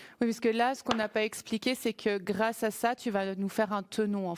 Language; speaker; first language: French; native; French